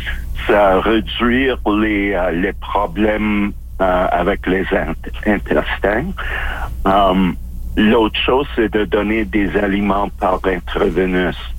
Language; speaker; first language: French; non-native, local second language; English